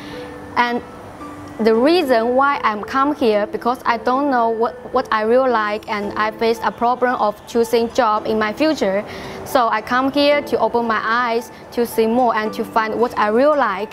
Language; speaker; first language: English; non-native, learner; Chinese